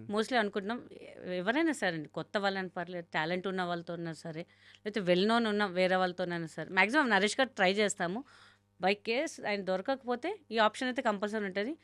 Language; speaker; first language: Telugu; non-native, local second language; Hindi